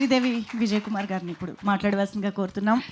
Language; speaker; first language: Telugu; native; Telugu